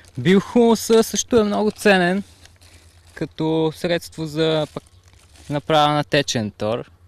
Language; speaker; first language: Bulgarian; native; Bulgarian